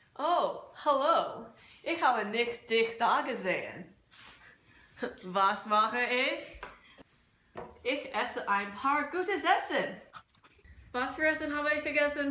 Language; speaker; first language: German; non-native, learner; English